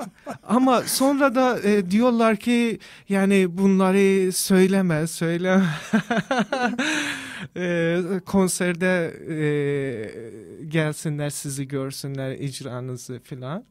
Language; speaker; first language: Turkish; non-native, fluent; Persian